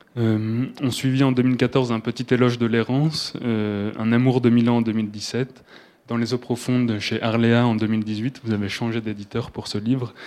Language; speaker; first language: French; native; French